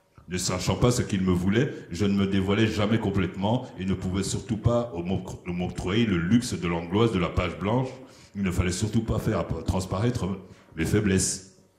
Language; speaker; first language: French; non-native, local second language; Lingala